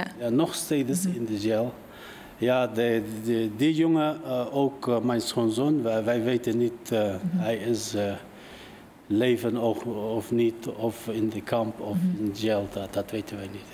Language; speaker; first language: Dutch; non-native, learner; Uyghur